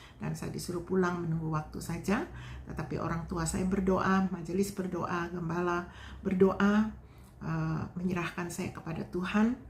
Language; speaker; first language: Indonesian; non-native, local second language; Balinese